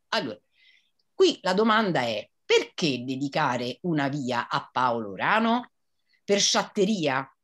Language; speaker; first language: Italian; native; Italian